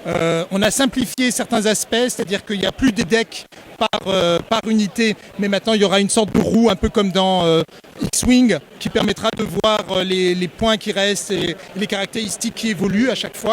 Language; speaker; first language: French; native; French